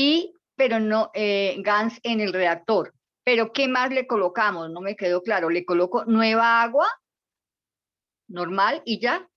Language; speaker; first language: Spanish; native; Spanish